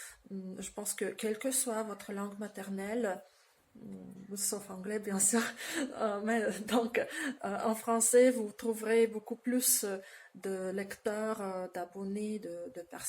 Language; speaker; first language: French; non-native, fluent; Russian